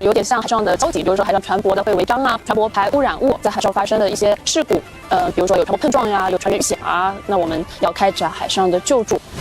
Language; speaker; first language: Chinese; native; Chinese